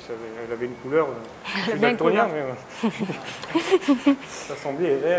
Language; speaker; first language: French; native; French